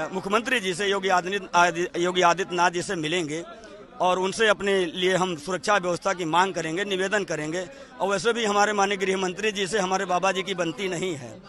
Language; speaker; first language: Hindi; native; Hindi